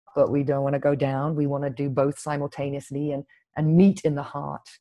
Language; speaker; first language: English; native; English